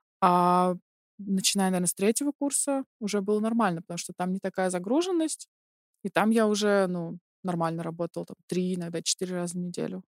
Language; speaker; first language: Russian; native; Russian